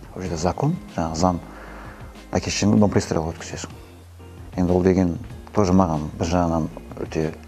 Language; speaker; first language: Kazakh; non-native, local second language; Russian